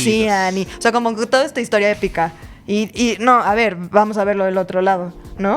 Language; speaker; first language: Spanish; native; Spanish